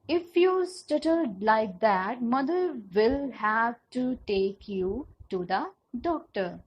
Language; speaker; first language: English; non-native, local second language; Punjabi